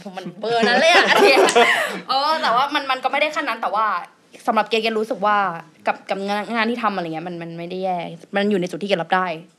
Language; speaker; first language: Thai; native; Thai